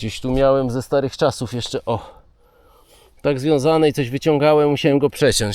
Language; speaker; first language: Polish; native; Polish